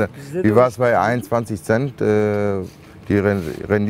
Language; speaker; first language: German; non-native, fluent; Turkish